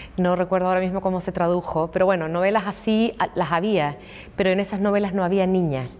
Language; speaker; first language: Spanish; native; Spanish